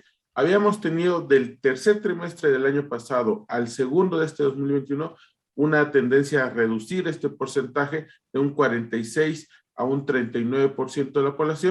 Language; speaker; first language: Spanish; native; Spanish